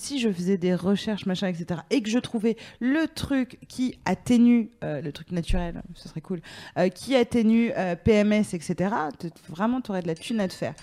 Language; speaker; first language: French; native; French